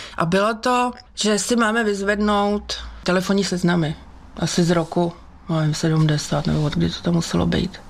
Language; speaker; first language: Czech; native; Czech